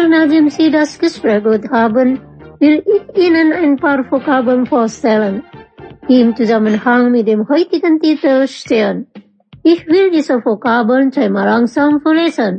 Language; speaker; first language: German; non-native, fluent; Indonesian